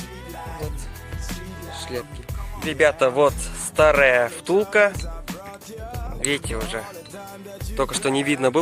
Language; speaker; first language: Russian; non-native, local second language; Kazakh